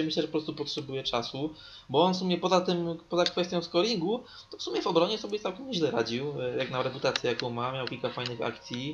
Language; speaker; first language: Polish; native; Polish